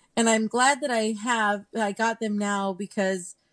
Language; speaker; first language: English; native; English